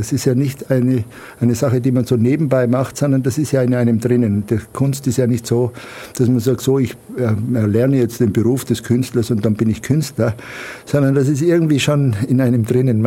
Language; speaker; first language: German; native; German